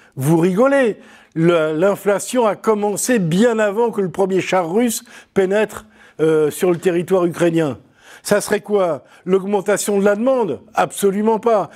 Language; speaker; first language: French; native; French